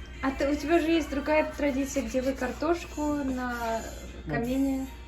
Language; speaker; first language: Russian; early bilingual, heritage; English